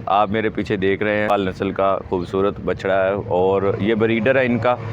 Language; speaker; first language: Hindi; non-native, local second language; Punjabi